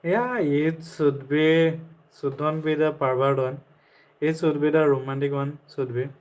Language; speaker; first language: English; non-native, local second language; Assamese